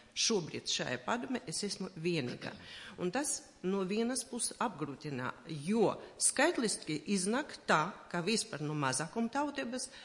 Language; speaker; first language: Latvian; non-native, local second language; Russian